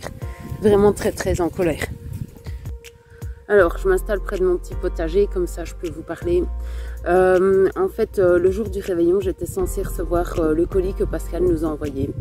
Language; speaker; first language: French; native; French